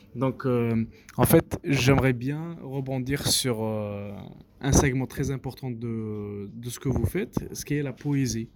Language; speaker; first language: French; non-native, local second language; Arabic